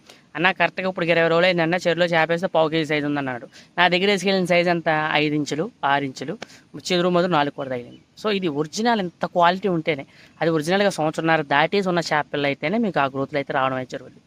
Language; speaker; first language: Telugu; native; Telugu